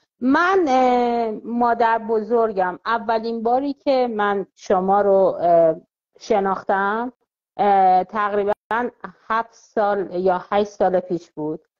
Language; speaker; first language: Persian; early bilingual, heritage; Persian